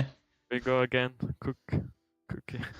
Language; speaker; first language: English; non-native, learner; Slovenian